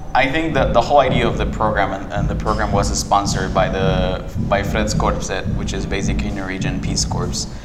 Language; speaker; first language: English; non-native, fluent; Spanish